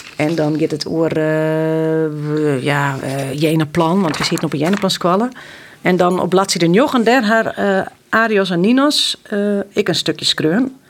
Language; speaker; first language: Dutch; non-native, local second language; Western Frisian